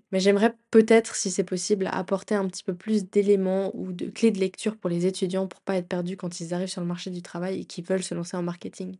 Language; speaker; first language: French; native; French